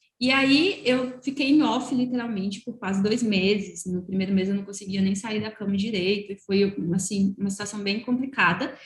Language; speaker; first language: Portuguese; native; Portuguese